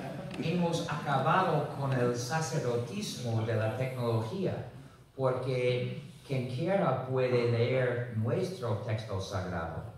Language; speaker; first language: Spanish; non-native, fluent; English